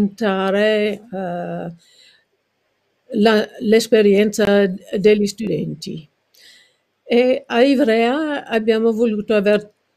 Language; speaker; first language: Italian; non-native, fluent; English